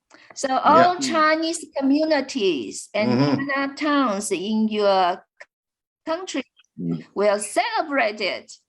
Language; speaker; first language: English; non-native, fluent; Chinese